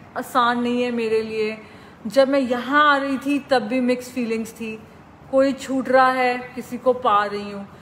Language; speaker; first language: Hindi; native; Hindi